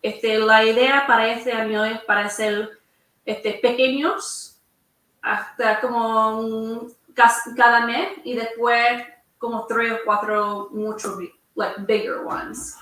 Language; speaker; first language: Spanish; early bilingual, heritage; English